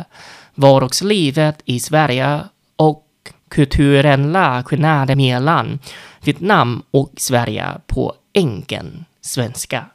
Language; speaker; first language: Swedish; non-native, fluent; Vietnamese